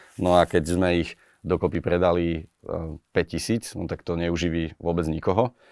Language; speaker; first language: Slovak; native; Slovak